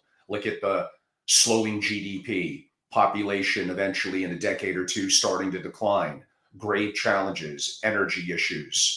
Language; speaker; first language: English; native; English